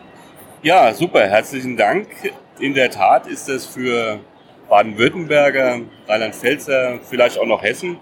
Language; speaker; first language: German; native; German